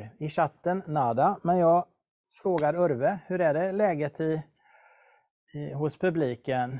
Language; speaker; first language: Swedish; native; Swedish